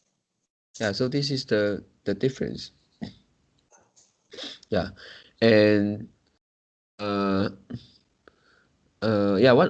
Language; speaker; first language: English; non-native, local second language; Chinese